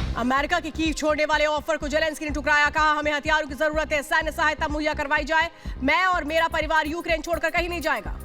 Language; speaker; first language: Hindi; native; Hindi